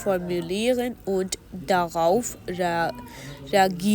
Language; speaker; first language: German; non-native, learner; Urdu